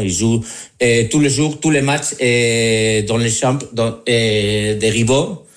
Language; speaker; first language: French; non-native, learner; Spanish